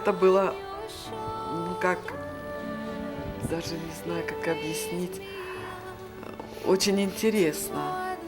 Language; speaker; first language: Russian; native; Russian